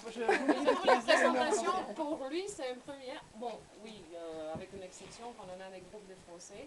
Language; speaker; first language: French; non-native, fluent; Romanian